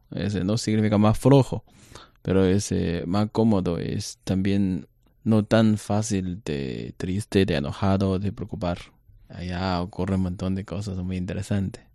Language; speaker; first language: Spanish; non-native, learner; Chinese